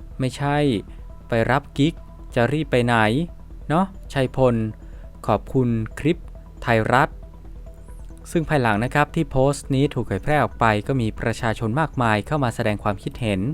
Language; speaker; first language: Thai; native; Thai